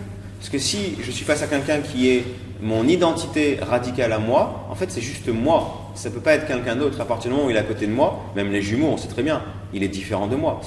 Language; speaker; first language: French; native; French